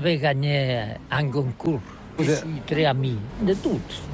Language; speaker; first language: French; non-native, learner; Catalan